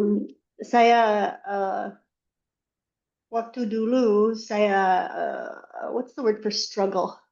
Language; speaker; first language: Indonesian; non-native, learner; English